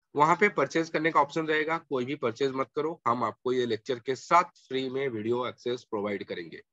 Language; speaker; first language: Hindi; non-native, local second language; Marathi